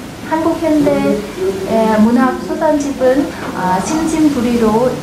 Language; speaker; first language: Korean; non-native, fluent; Vietnamese